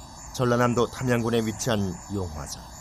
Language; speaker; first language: Korean; native; Korean